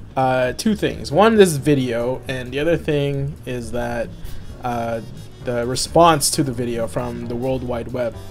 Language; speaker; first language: English; native; English